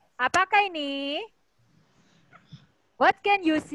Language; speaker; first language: English; non-native, fluent; Indonesian